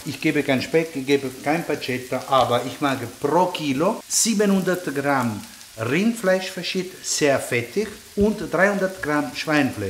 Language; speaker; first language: German; non-native, fluent; Italian